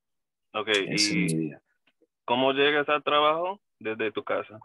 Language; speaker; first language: Spanish; non-native, learner; English